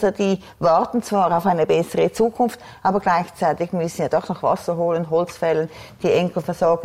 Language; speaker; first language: German; native; German